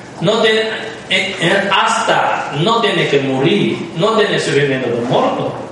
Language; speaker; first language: Spanish; non-native, learner; Tibetan